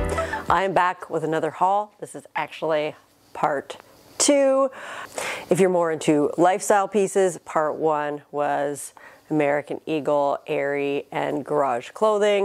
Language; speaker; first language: English; native; English